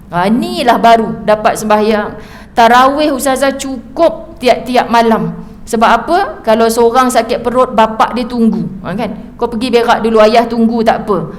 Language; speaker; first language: Malay; native; Malay